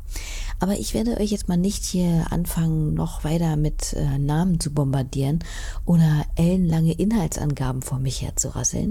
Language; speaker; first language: German; native; German